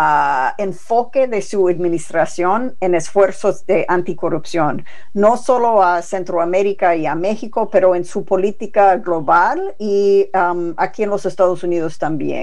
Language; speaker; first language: Spanish; non-native, fluent; English